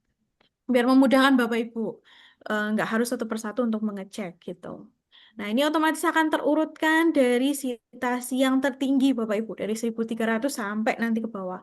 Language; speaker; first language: Indonesian; native; Indonesian